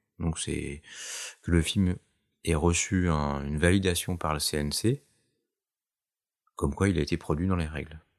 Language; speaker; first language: French; native; French